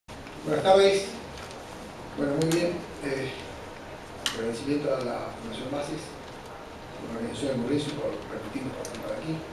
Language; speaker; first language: Spanish; native; Spanish